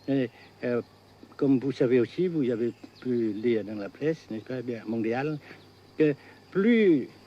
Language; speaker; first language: French; non-native, local second language; Vietnamese